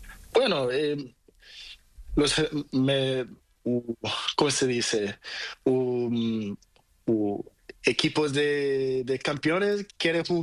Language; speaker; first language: Spanish; non-native, learner; Portuguese